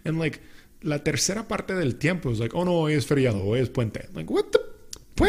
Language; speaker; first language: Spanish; non-native, local second language; English